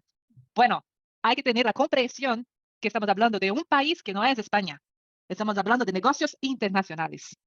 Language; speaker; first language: Spanish; non-native, learner; Portuguese